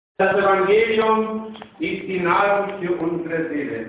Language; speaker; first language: German; non-native, fluent; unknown